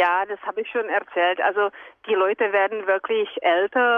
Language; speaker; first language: German; non-native, fluent; Czech